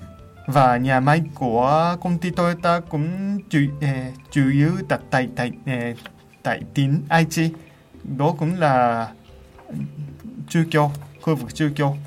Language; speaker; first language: Vietnamese; non-native, fluent; Japanese